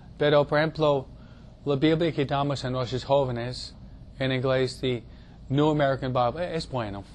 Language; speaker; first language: Spanish; non-native, fluent; English